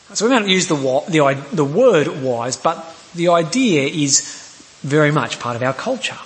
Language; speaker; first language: English; native; English